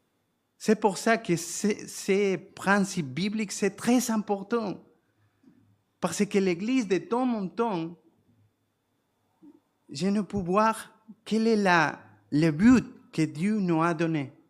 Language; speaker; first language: French; non-native, fluent; Spanish